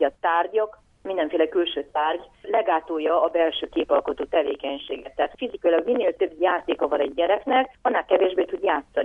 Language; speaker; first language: Hungarian; native; Hungarian